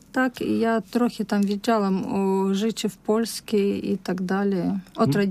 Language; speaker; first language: Polish; non-native, learner; Russian